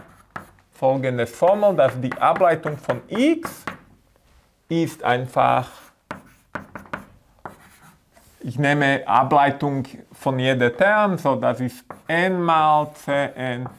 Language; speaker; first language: German; non-native, fluent; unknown